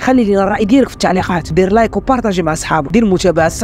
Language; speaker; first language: Arabic; native; Arabic